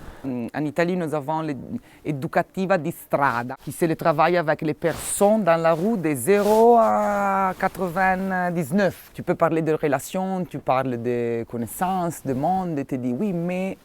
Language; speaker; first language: French; non-native, learner; Italian